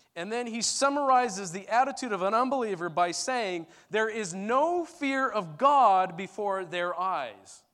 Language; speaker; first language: English; early bilingual, other home language; Turkish